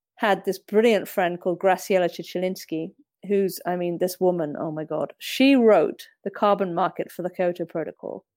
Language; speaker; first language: English; native; English